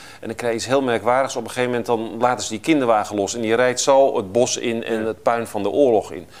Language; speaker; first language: Dutch; native; Dutch